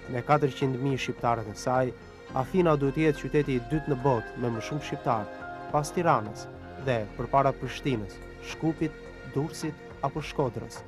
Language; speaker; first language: Albanian; native; Albanian